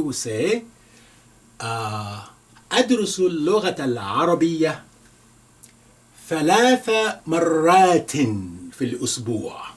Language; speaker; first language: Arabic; non-native, fluent; Yoruba